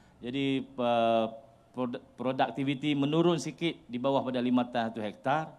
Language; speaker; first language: Malay; native; Malay